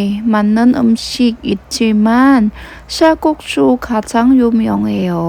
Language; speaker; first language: Korean; non-native, learner; Khmer